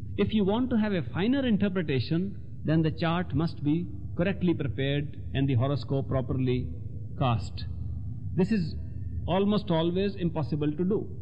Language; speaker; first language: English; non-native, local second language; Hindi